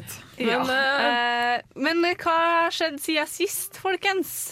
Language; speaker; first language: Norwegian; native; Norwegian